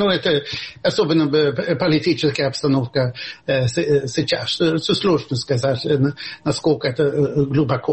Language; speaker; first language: Russian; non-native, fluent; Swedish